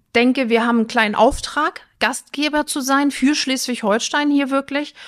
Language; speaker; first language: German; native; German